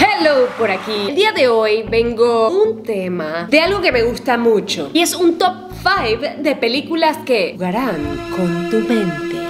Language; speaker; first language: Spanish; native; Spanish